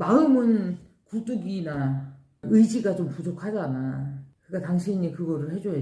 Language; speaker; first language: Korean; native; Korean